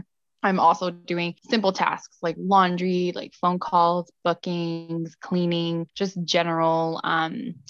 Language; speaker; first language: English; native; English